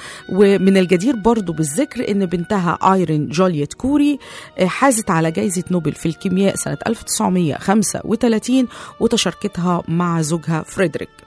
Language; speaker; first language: Arabic; native; Arabic